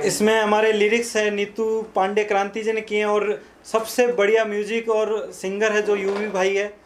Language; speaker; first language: Hindi; native; Hindi